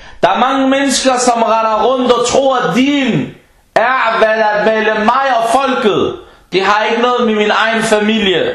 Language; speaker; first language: Danish; early bilingual, other home language; Arabic